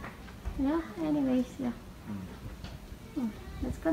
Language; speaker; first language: English; non-native, learner; Indonesian